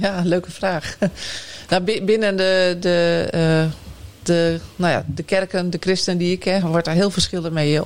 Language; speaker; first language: Dutch; native; Dutch